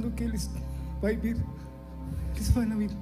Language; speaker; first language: Portuguese; non-native, learner; Spanish